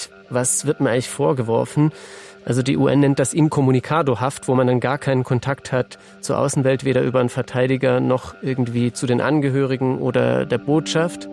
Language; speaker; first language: German; native; German